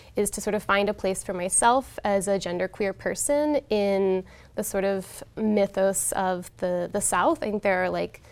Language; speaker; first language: English; native; English